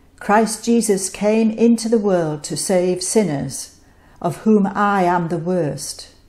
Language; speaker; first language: English; native; English